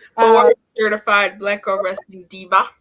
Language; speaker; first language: English; native; English